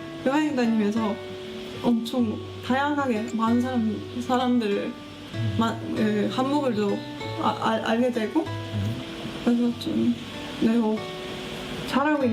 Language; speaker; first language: Korean; non-native, fluent; Estonian